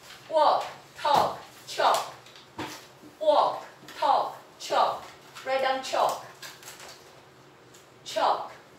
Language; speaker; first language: English; non-native, fluent; Chinese